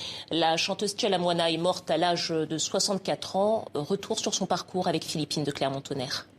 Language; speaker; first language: French; native; French